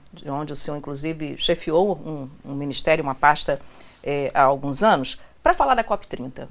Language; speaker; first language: Portuguese; native; Portuguese